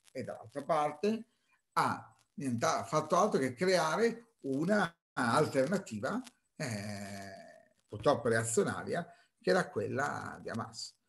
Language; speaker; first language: Italian; native; Italian